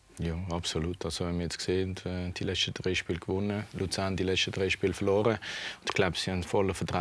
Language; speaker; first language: German; native; German